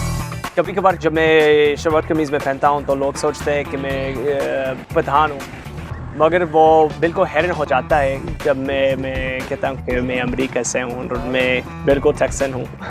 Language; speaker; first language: Hindi; non-native, fluent; English